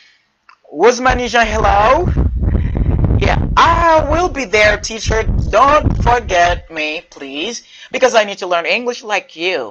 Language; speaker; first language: English; non-native, fluent; Haitian Creole